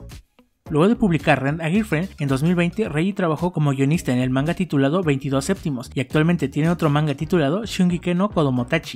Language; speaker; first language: Spanish; native; Spanish